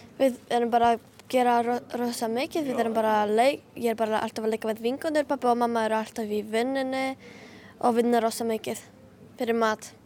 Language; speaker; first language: Icelandic; early bilingual, other home language; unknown